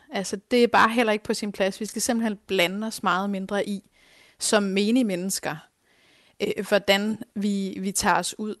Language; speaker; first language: Danish; native; Danish